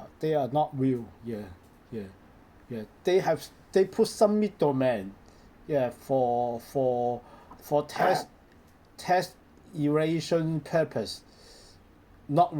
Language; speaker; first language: English; non-native, learner; Cantonese